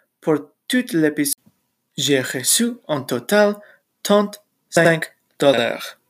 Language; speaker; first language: French; non-native, learner; English